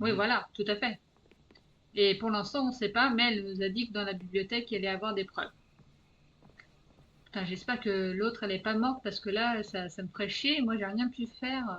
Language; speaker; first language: French; native; French